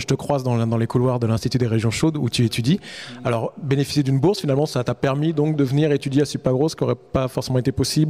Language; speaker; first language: French; native; French